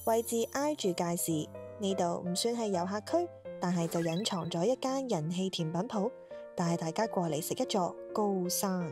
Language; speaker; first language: Cantonese; native; Cantonese